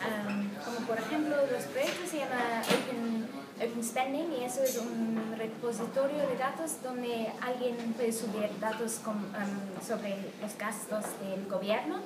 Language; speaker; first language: Spanish; non-native, fluent; English